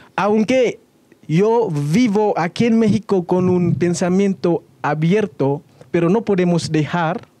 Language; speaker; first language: Spanish; non-native, fluent; Indonesian